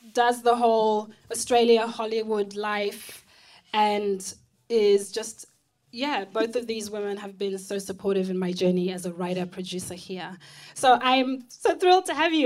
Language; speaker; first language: English; non-native, local second language; Shona